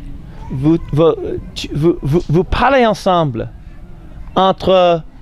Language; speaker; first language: French; non-native, learner; English